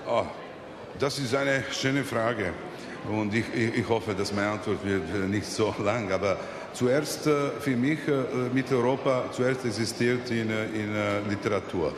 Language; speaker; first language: German; non-native, fluent; Serbian